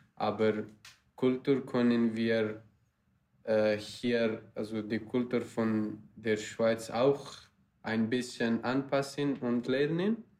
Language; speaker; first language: German; non-native, learner; Persian